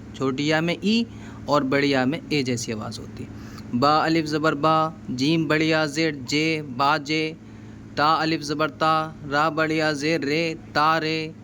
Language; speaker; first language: Urdu; native; Urdu